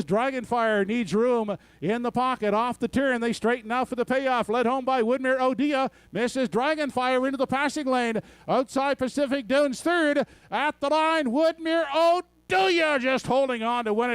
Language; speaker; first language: English; native; English